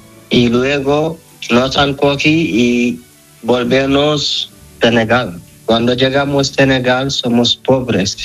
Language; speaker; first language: Spanish; non-native, fluent; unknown